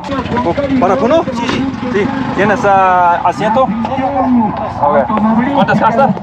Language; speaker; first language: Spanish; non-native, learner; English